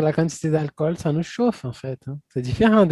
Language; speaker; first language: French; non-native, fluent; Portuguese